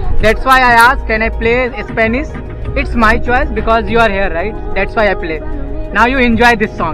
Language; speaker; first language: English; non-native, local second language; Hindi